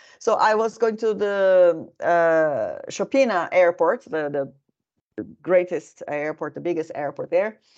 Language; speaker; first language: English; non-native, fluent; Portuguese